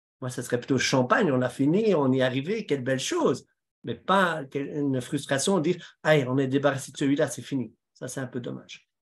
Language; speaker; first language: French; native; French